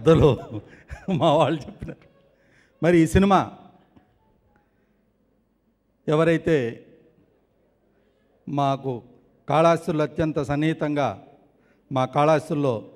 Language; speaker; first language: Telugu; native; Telugu